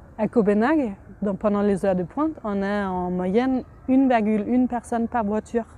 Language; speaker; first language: French; non-native, fluent; Danish